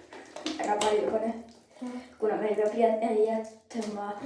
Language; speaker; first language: Estonian; early bilingual, heritage; Estonian